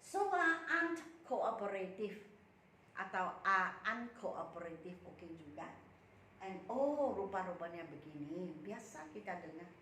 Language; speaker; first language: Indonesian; non-native, local second language; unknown